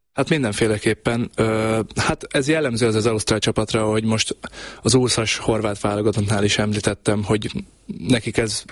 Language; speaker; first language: Hungarian; native; Hungarian